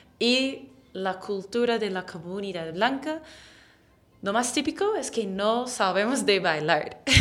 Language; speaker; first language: Spanish; non-native, fluent; English